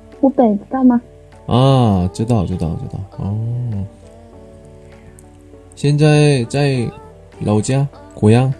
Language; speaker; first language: Chinese; non-native, learner; Korean